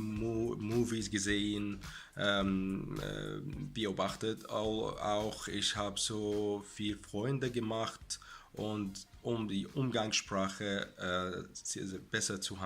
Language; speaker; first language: German; non-native, learner; Arabic